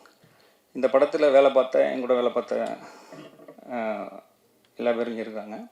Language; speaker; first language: Tamil; native; Tamil